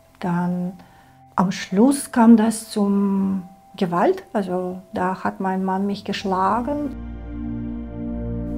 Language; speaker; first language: German; non-native, learner; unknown